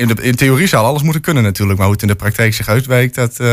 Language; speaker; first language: Dutch; native; Dutch